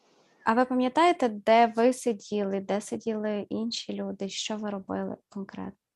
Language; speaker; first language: Ukrainian; native; Ukrainian